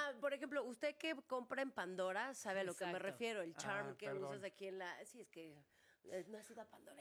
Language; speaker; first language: Spanish; native; Spanish